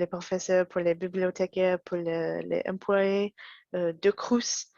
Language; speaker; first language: French; non-native, learner; English